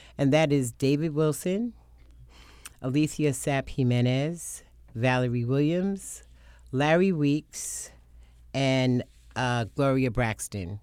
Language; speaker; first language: English; native; English